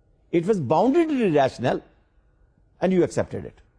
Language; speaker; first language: English; non-native, local second language; Urdu